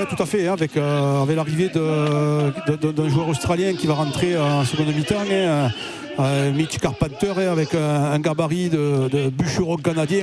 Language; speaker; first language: French; native; French